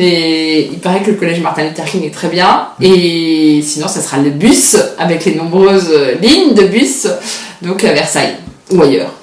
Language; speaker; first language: French; native; French